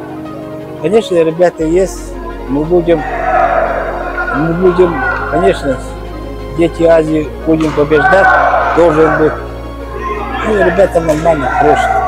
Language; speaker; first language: Russian; non-native, local second language; Yakut